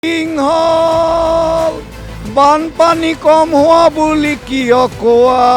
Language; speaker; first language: Assamese; native; Assamese